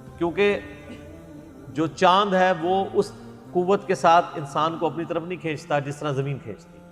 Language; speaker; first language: Urdu; non-native, local second language; Punjabi